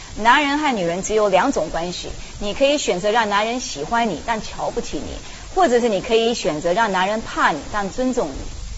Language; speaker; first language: Chinese; early bilingual, heritage; Chinese